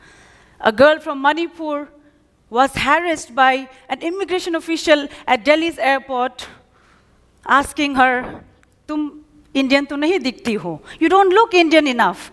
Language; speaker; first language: English; non-native, local second language; Nyishi